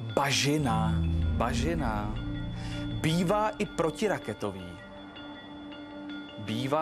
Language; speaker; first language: Czech; native; Czech